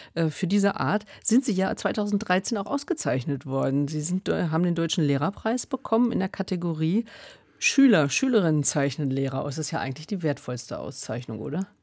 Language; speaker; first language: German; native; German